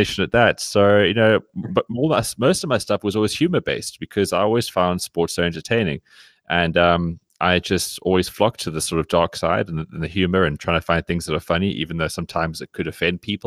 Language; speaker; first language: English; native; English